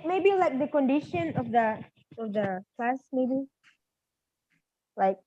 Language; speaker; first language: English; non-native, learner; Indonesian